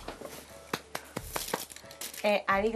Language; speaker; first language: Japanese; non-native, learner; Cantonese